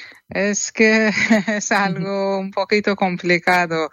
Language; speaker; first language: Spanish; non-native, fluent; Persian